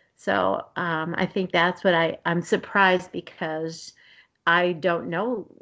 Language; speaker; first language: English; native; English